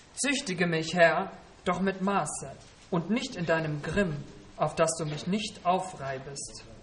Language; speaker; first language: German; native; German